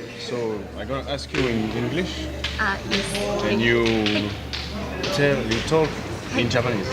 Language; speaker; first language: English; non-native, learner; French